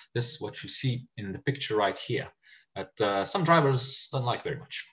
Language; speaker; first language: English; non-native, fluent; Lithuanian